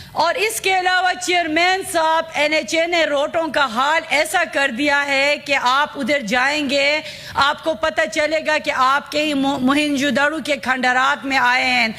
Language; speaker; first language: Urdu; non-native, local second language; Khowar